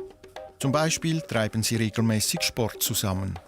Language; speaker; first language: German; native; German